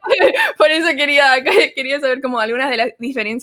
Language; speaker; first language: Spanish; early bilingual, other home language; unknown